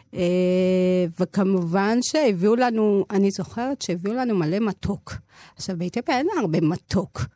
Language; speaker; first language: Hebrew; early bilingual, other home language; Amharic